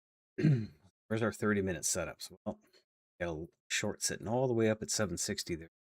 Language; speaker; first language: English; native; English